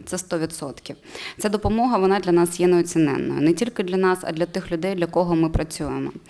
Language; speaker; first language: Ukrainian; native; Ukrainian